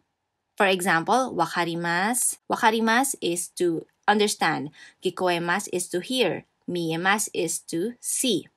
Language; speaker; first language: Japanese; non-native, fluent; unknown